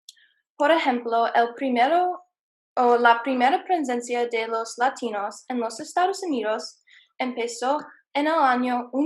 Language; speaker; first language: Spanish; non-native, learner; English